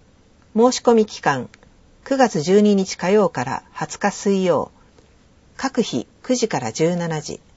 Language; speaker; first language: Japanese; native; Japanese